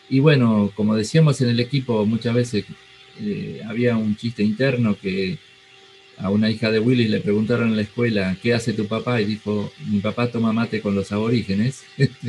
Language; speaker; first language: Spanish; native; Spanish